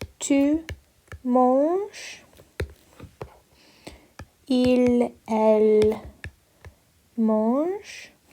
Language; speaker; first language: French; non-native, fluent; English